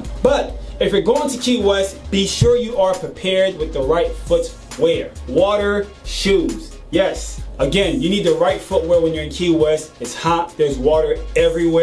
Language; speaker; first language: English; native; English